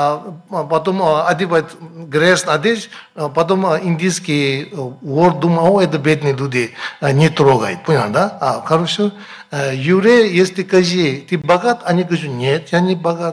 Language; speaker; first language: Russian; non-native, learner; Tibetan